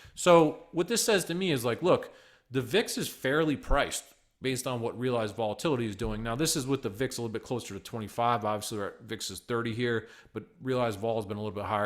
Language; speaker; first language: English; native; English